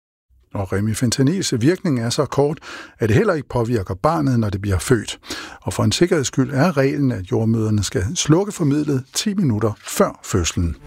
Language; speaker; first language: Danish; native; Danish